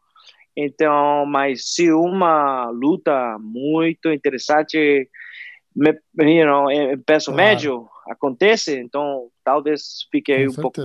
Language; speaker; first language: Portuguese; non-native, fluent; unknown